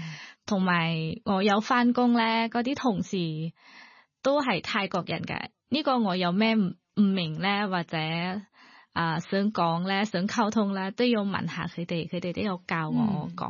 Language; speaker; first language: Cantonese; non-native, learner; Thai